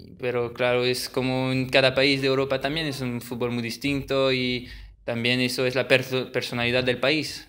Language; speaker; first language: Spanish; early bilingual, heritage; French